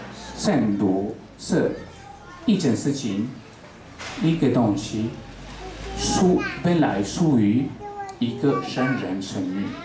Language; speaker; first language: Chinese; non-native, fluent; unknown